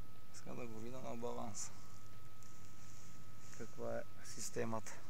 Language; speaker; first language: Bulgarian; native; Bulgarian